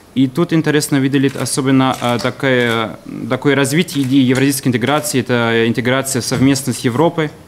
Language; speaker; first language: Russian; non-native, fluent; German